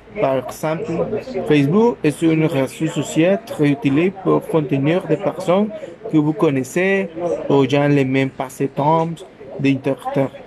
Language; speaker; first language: French; non-native, learner; Spanish